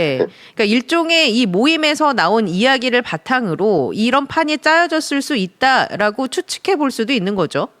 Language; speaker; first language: Korean; native; Korean